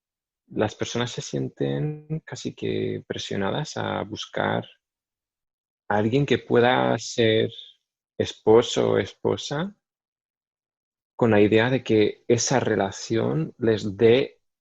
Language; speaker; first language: Spanish; non-native, fluent; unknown